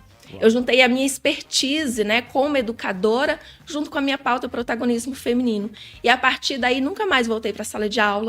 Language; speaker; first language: Portuguese; native; Portuguese